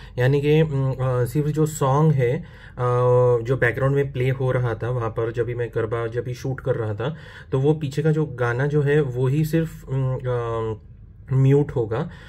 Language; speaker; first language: Hindi; non-native, local second language; Marathi